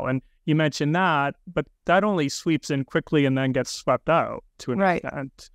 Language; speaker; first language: English; native; English